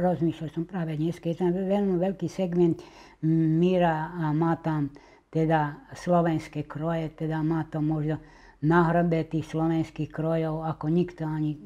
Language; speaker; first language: Slovak; native; Slovak